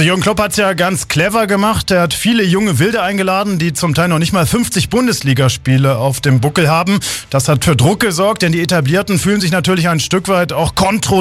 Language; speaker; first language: German; native; German